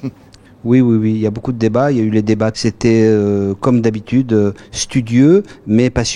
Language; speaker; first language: French; native; French